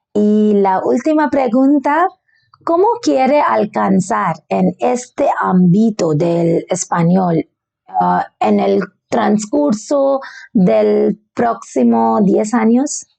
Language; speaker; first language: Spanish; non-native, learner; Bangla